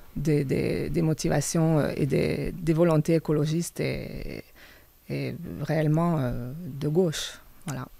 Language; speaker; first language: French; non-native, fluent; Hungarian